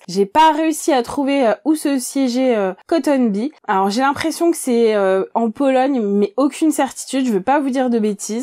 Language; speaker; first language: French; native; French